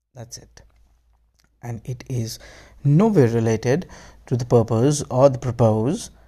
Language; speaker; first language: English; non-native, local second language; Hindi